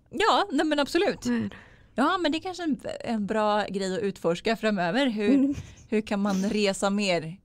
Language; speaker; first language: Swedish; native; Swedish